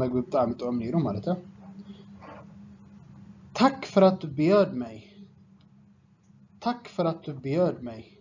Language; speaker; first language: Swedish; non-native, fluent; Tigrinya